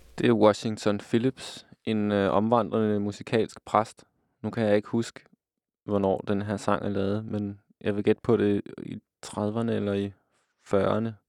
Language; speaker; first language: Danish; native; Danish